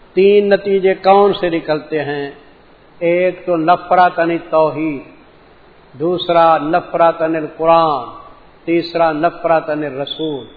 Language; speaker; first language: Urdu; non-native, local second language; Punjabi